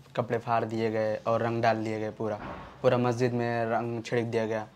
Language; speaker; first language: Hindi; native; Hindi